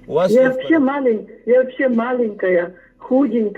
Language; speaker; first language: Russian; non-native, local second language; Ukrainian